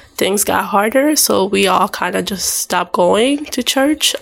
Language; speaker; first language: English; early bilingual, other home language; Haitian Creole